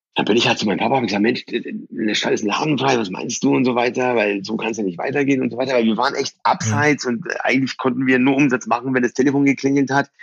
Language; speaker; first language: German; early bilingual, other home language; Persian